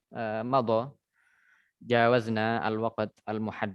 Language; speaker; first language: Arabic; non-native, fluent; Indonesian